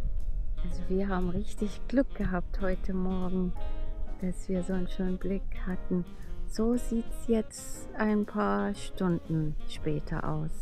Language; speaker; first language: German; non-native, fluent; Arabic